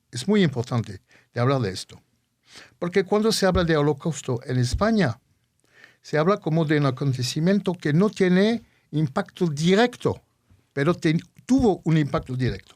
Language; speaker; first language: Spanish; early bilingual, heritage; Ladino